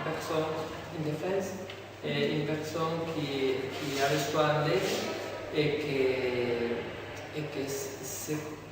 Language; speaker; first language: French; non-native, learner; Spanish